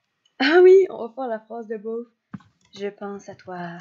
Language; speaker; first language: French; native; French